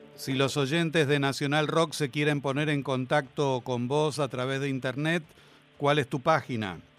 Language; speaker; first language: Spanish; native; Spanish